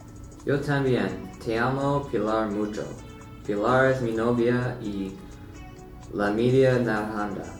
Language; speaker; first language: Spanish; non-native, learner; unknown